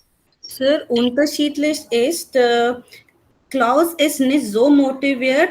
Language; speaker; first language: German; non-native, learner; Hindi